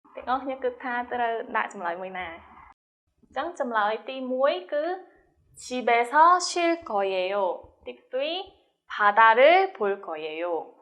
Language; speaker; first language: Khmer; non-native, fluent; Korean